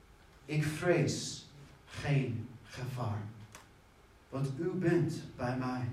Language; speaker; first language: Dutch; non-native, fluent; English